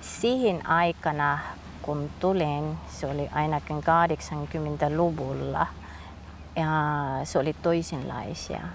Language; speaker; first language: Finnish; non-native, learner; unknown